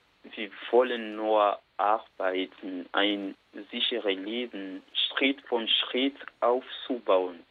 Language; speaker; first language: German; non-native, learner; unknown